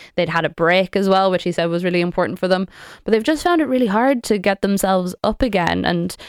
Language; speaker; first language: English; native; English